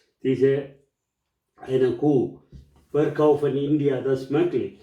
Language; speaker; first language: German; non-native, learner; Tamil